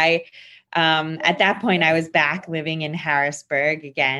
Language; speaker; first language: English; native; English